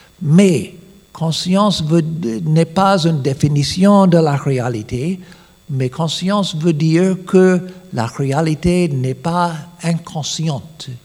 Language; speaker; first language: French; non-native, fluent; English